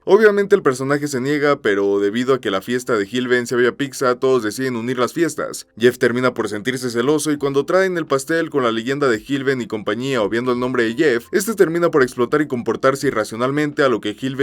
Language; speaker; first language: Spanish; native; Spanish